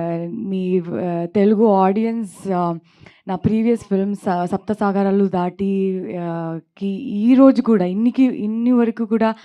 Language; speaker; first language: Telugu; non-native, learner; Kannada